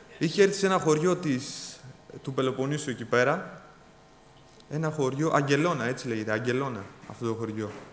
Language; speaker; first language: Greek; early bilingual, other home language; Bulgarian